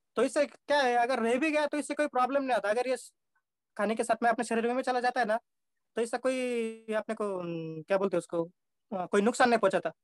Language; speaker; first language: Hindi; non-native, local second language; Marathi